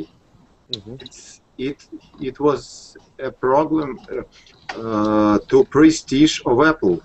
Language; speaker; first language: English; non-native, learner; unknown